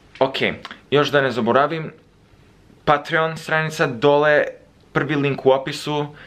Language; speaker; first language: Serbian; early bilingual, heritage; Serbian